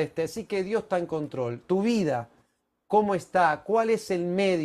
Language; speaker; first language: Spanish; native; Spanish